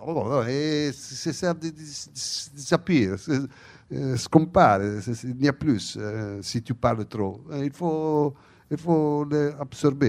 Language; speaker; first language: French; non-native, fluent; Italian